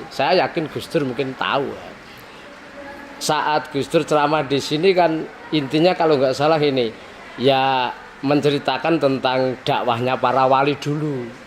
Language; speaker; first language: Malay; non-native, local second language; Javanese